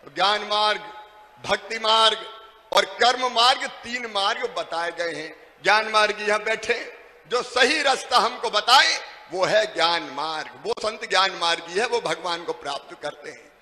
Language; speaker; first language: Hindi; native; Hindi